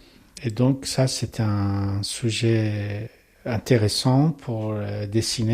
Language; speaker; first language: French; non-native, learner; Persian